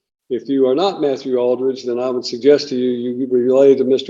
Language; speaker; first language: English; native; English